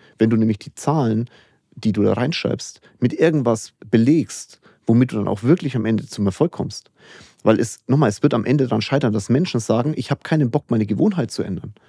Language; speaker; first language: German; native; German